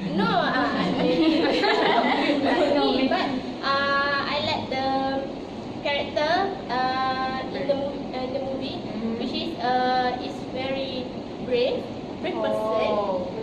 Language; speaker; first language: English; non-native, local second language; Malay